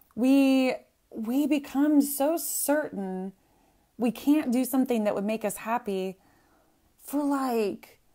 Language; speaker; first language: English; native; English